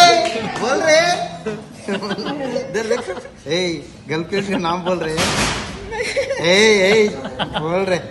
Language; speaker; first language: Hindi; non-native, local second language; Kannada